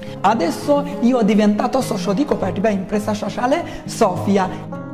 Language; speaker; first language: Italian; non-native, learner; Bangla